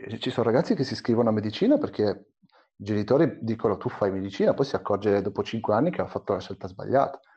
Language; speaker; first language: Italian; early bilingual, other home language; Arabic